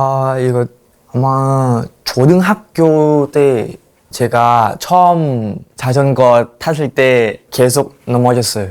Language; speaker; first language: Korean; non-native, learner; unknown